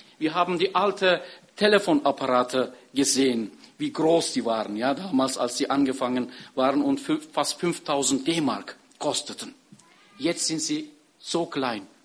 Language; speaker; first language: German; non-native, fluent; Turkish